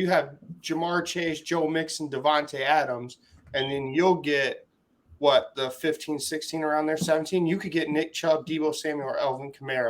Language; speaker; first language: English; native; English